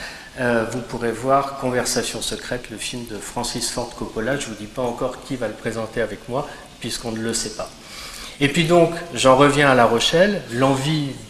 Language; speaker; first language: French; native; French